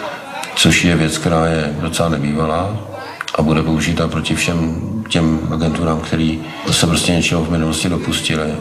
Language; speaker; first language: Czech; native; Czech